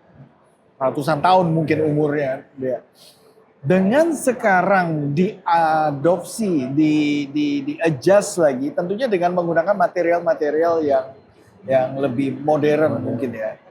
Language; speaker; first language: Indonesian; native; Indonesian